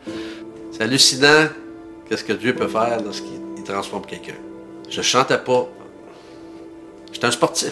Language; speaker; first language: French; native; French